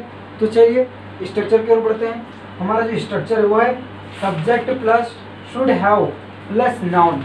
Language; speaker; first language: Hindi; native; Hindi